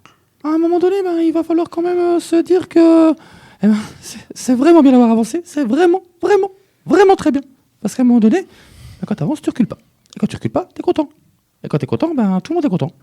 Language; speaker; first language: French; native; French